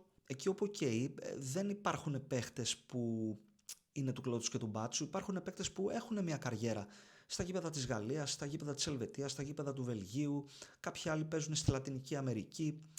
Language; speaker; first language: Greek; native; Greek